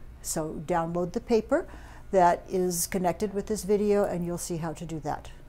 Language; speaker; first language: English; native; English